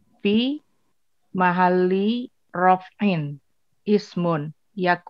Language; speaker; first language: Arabic; non-native, learner; Indonesian